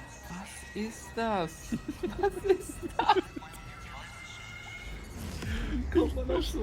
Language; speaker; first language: German; native; German